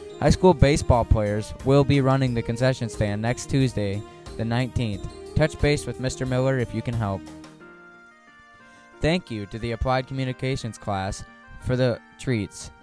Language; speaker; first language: English; native; English